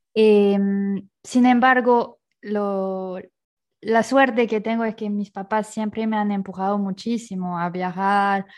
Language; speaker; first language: Spanish; non-native, fluent; French